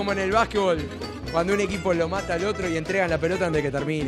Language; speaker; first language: Spanish; native; Spanish